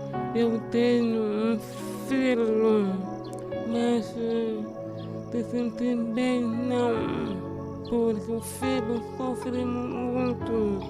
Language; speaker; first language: Portuguese; non-native, learner; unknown